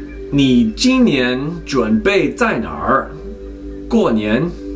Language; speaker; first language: Chinese; non-native, learner; English